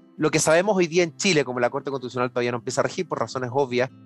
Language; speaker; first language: Spanish; native; Spanish